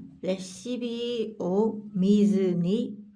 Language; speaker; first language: Japanese; non-native, fluent; Burmese